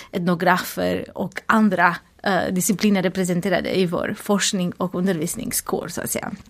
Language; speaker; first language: Swedish; non-native, fluent; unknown